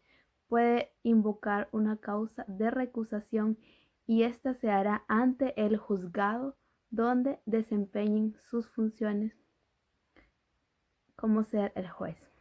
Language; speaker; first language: Spanish; native; Spanish